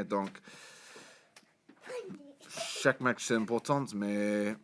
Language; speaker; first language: French; non-native, fluent; English